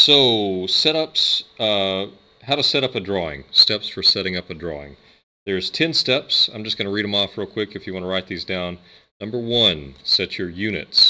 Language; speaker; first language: English; native; English